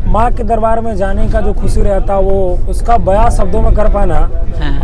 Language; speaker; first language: Hindi; native; Hindi